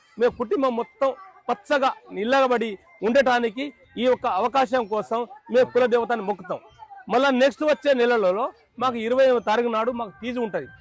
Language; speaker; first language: Telugu; non-native, local second language; Lambadi